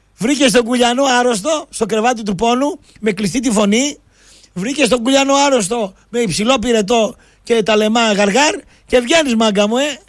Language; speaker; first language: Greek; native; Greek